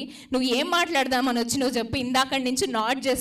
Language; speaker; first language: Telugu; native; Telugu